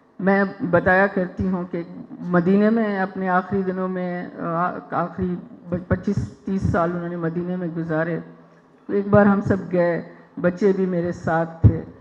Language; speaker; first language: Urdu; non-native, local second language; Sindhi